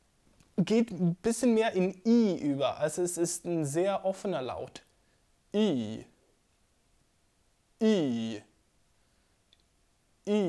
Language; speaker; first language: German; non-native, fluent; Swedish